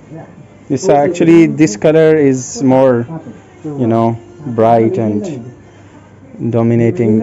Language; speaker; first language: English; non-native, fluent; Urdu